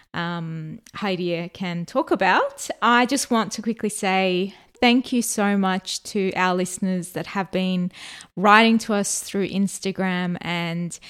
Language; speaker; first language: English; native; English